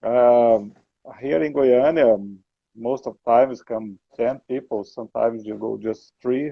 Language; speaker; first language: English; non-native, learner; Portuguese